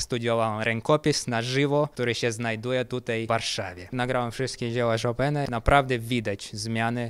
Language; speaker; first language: Polish; non-native, fluent; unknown